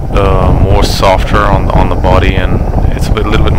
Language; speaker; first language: English; native; English